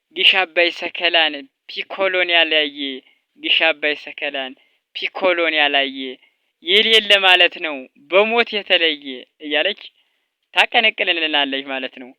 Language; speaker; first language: Amharic; native; Amharic